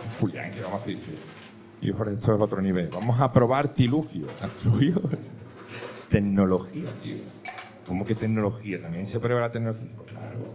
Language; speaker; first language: Spanish; native; Spanish